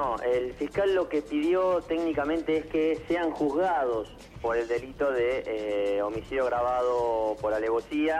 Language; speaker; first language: Spanish; native; Spanish